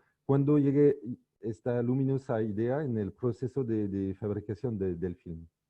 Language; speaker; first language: Spanish; non-native, fluent; French